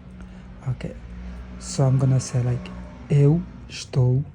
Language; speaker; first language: Portuguese; non-native, learner; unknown